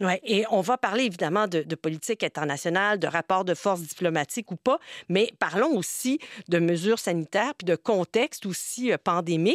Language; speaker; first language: French; native; French